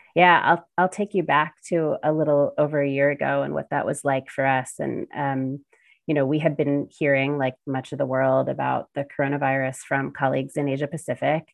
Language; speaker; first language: English; native; English